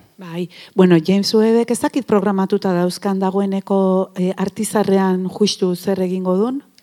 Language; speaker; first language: Basque; native; Basque